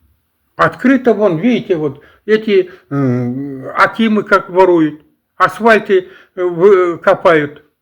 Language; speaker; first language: Russian; non-native, local second language; Kazakh